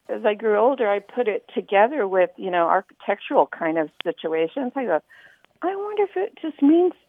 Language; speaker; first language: English; native; English